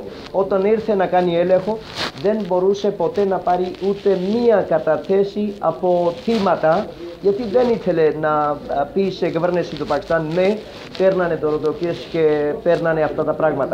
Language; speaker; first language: Greek; non-native, learner; Urdu